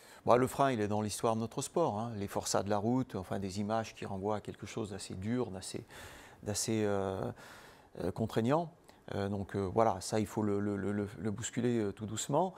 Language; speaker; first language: French; native; French